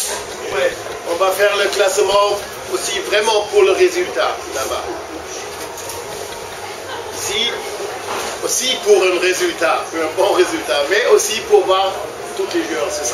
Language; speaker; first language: French; non-native, fluent; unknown